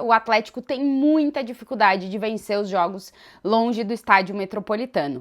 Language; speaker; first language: Portuguese; native; Portuguese